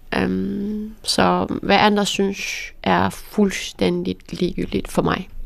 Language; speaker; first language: Danish; early bilingual, other home language; Persian